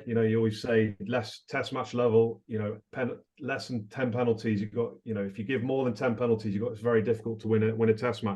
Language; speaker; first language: English; native; English